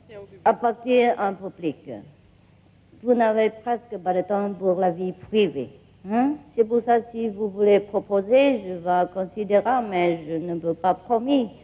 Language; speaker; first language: French; non-native, learner; Vietnamese